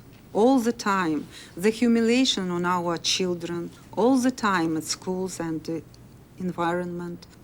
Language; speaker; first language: English; non-native, learner; Russian